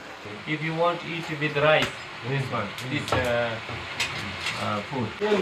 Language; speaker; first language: English; non-native, learner; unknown